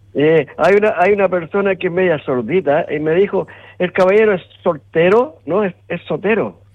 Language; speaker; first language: Spanish; native; Spanish